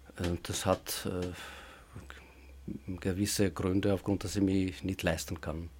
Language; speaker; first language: German; non-native, fluent; Albanian